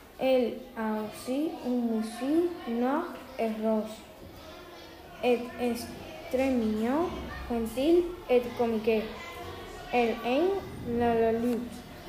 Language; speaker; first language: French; non-native, learner; Spanish